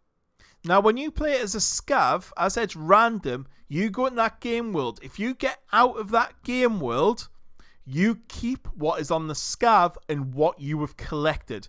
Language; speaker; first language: English; native; English